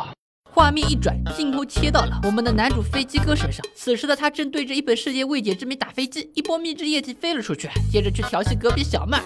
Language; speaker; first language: Chinese; native; Chinese